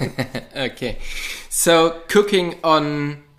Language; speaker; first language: English; non-native, fluent; German